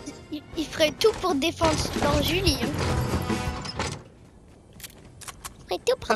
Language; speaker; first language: French; native; French